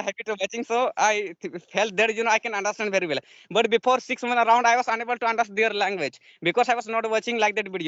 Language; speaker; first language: English; non-native, learner; Santali